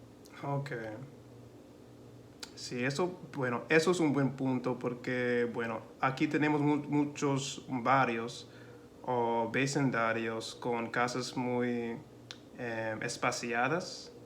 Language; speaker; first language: Spanish; non-native, learner; English